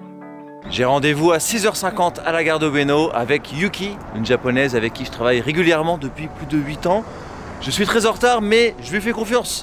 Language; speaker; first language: French; native; French